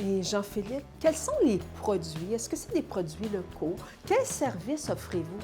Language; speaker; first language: French; native; French